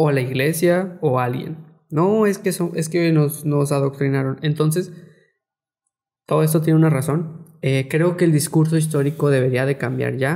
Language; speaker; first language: Spanish; native; Spanish